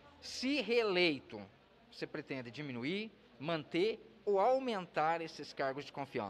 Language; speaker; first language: Portuguese; native; Portuguese